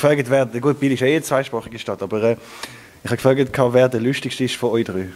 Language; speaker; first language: German; non-native, local second language; French